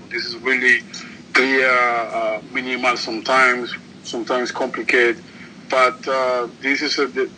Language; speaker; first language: English; non-native, learner; Spanish